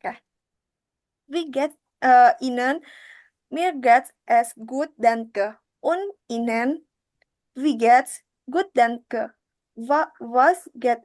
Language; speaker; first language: German; non-native, learner; Indonesian